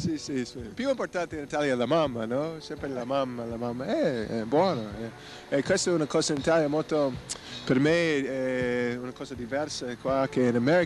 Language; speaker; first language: Italian; non-native, learner; English